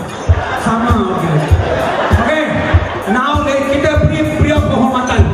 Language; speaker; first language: Malay; native; Malay